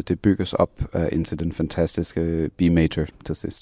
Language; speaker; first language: Danish; non-native, fluent; English